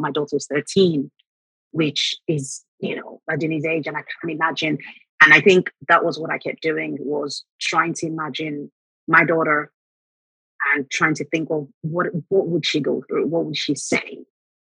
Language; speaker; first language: English; non-native, local second language; Yoruba